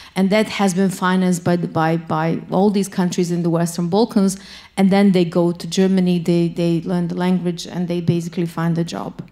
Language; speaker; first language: English; non-native, fluent; Bosnian